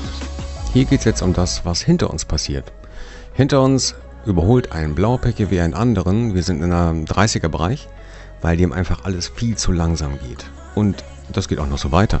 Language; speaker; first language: German; native; German